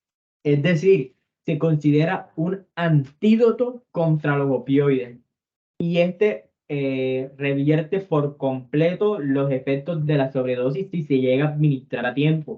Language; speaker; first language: Spanish; native; Spanish